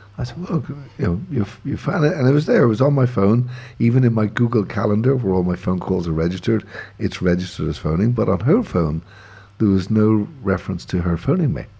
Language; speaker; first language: English; native; English